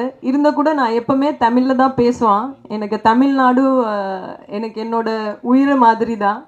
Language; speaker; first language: Tamil; non-native, fluent; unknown